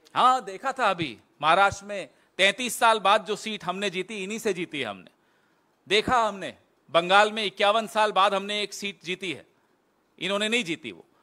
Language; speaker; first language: Hindi; native; Hindi